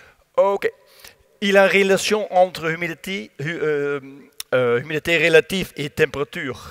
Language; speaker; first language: French; non-native, learner; Dutch